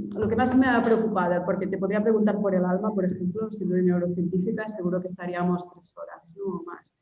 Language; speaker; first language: Spanish; non-native, local second language; Catalan